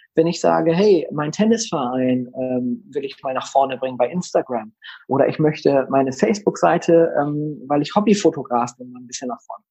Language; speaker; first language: German; native; German